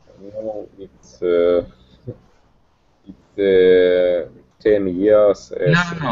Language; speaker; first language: English; non-native, learner; Russian